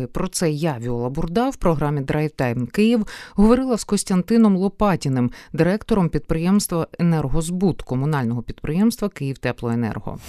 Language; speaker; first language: Ukrainian; native; Ukrainian